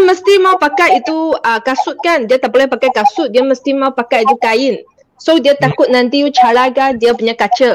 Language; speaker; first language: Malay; non-native, local second language; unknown